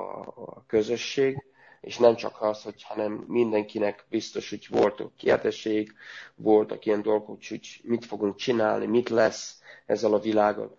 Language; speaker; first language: Hungarian; non-native, learner; Romanian